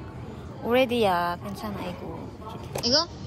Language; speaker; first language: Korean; non-native, learner; Filipino